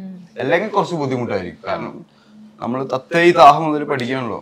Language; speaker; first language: Malayalam; native; Malayalam